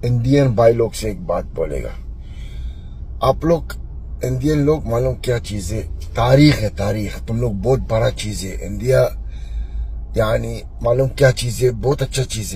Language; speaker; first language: Hindi; non-native, learner; Arabic